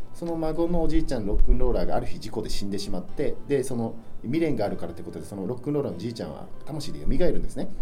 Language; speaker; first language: Japanese; native; Japanese